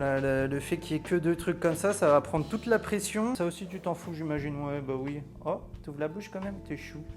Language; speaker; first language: French; native; French